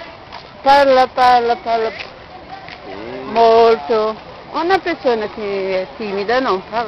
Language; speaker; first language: Italian; non-native, learner; Portuguese